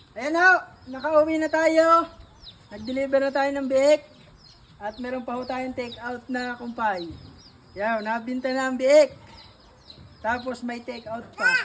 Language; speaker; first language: Filipino; native; Filipino